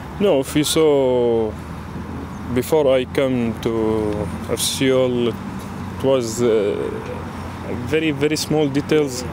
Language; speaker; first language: English; non-native, learner; Arabic